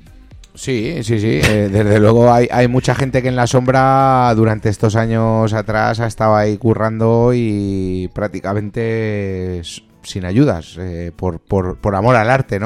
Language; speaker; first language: Spanish; native; Spanish